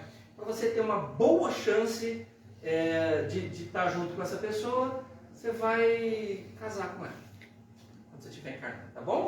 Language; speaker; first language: Portuguese; native; Portuguese